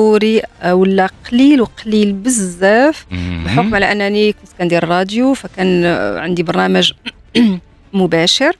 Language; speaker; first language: Arabic; native; Arabic